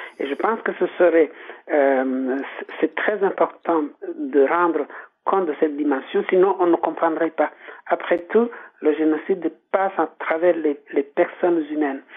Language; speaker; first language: French; non-native, local second language; Kinyarwanda